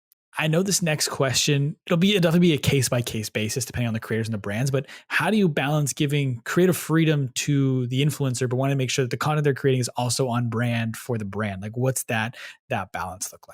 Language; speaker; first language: English; native; English